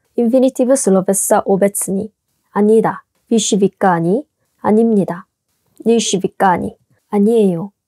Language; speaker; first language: Czech; non-native, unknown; Korean